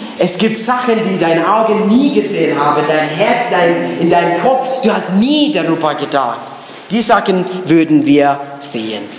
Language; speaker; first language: German; non-native, fluent; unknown